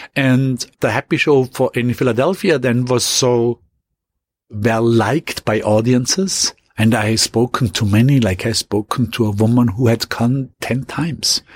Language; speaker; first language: English; non-native, fluent; German